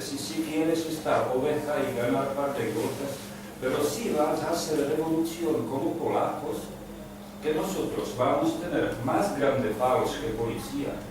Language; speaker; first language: Spanish; non-native, learner; Czech